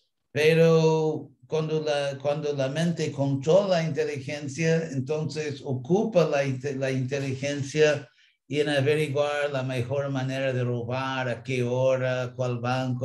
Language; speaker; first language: Spanish; non-native, fluent; English